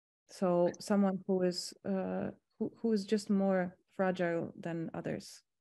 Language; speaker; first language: English; non-native, fluent; Polish